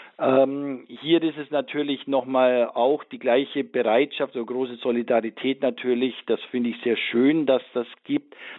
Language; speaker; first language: German; native; German